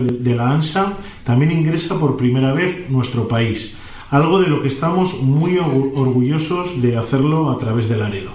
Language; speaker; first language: Spanish; native; Spanish